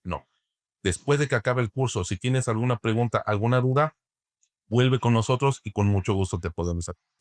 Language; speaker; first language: Spanish; native; Spanish